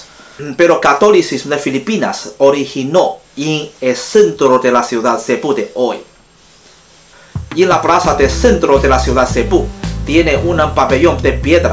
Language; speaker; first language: Spanish; non-native, fluent; Chinese